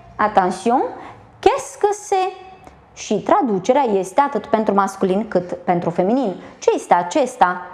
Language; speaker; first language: Romanian; native; Romanian